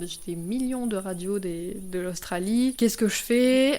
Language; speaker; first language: French; native; French